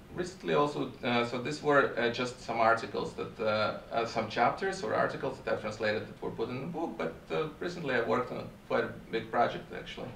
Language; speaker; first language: English; non-native, fluent; Russian